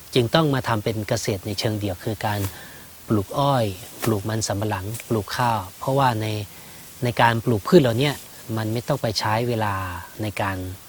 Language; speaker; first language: Thai; native; Thai